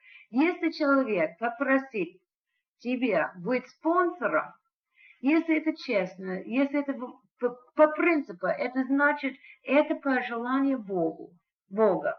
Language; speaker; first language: Russian; non-native, learner; English